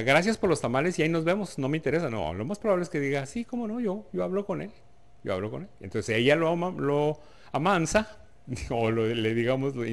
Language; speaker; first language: Spanish; native; Spanish